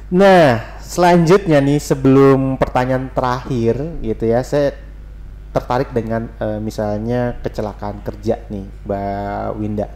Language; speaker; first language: Indonesian; native; Indonesian